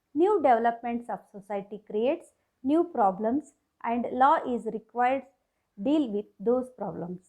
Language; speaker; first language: English; non-native, local second language; Kannada